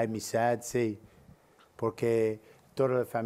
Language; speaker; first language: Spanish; non-native, learner; English